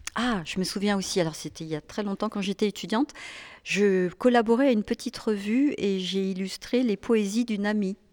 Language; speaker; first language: French; native; French